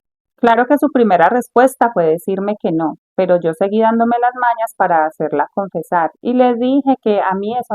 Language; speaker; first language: Spanish; native; Spanish